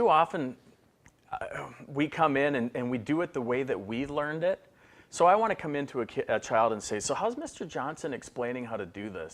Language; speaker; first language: English; native; English